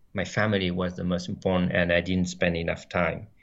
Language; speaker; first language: English; non-native, fluent; French